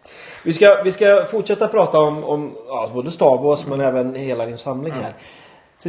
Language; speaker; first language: Swedish; native; Swedish